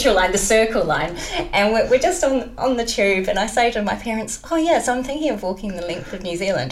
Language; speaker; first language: English; native; English